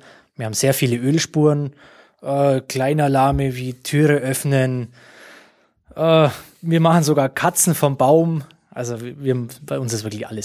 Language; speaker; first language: German; native; German